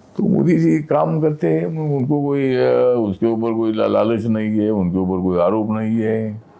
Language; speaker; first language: Hindi; non-native, local second language; Marathi